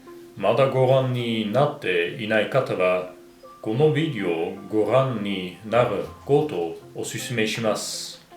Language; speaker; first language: Japanese; non-native, fluent; Dutch